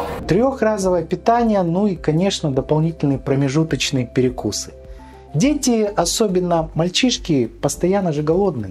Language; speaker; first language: Russian; native; Russian